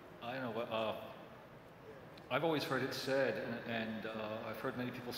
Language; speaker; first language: English; native; English